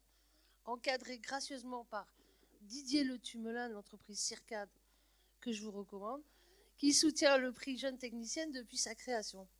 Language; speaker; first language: French; native; French